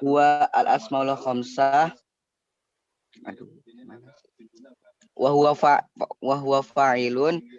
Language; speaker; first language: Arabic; non-native, learner; Indonesian